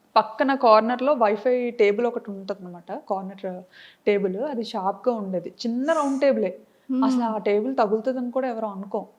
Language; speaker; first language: Telugu; native; Telugu